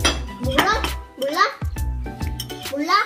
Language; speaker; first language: Korean; native; Korean